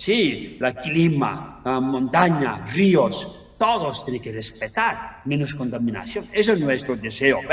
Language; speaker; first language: Spanish; non-native, learner; Tibetan